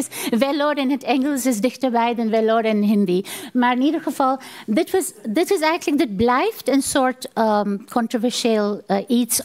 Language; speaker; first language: Dutch; non-native, fluent; Tamil